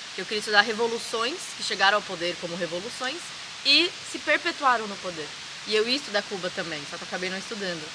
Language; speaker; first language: Portuguese; native; Portuguese